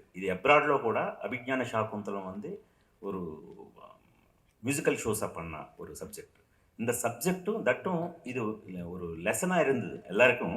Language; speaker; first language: Tamil; non-native, local second language; Telugu